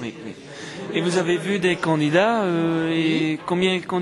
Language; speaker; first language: French; non-native, local second language; Dutch